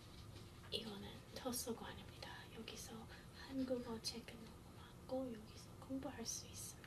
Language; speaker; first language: Korean; non-native, learner; English